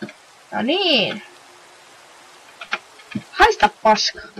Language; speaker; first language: Finnish; native; Finnish